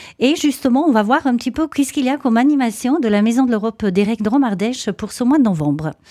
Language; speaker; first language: French; native; French